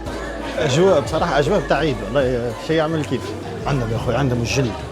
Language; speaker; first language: Arabic; native; Arabic